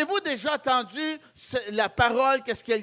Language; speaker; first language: French; native; French